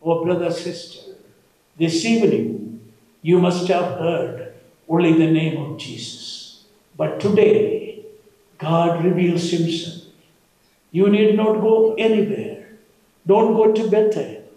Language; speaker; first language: English; non-native, local second language; Malayalam